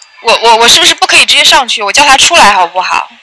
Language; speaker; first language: Chinese; native; Chinese